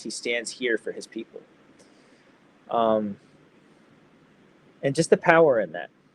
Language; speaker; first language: English; native; English